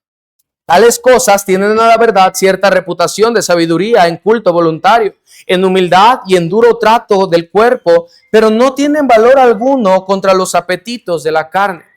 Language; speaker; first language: Spanish; native; Spanish